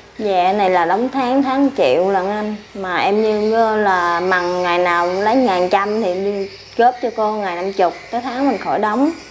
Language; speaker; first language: Vietnamese; early bilingual, heritage; Vietnamese